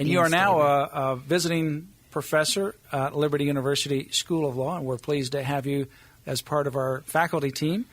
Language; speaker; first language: English; native; English